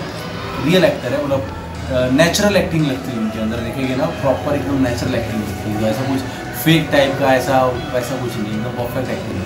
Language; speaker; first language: Hindi; native; Hindi